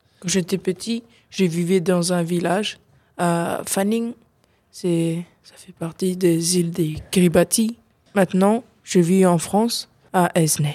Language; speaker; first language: French; non-native, learner; English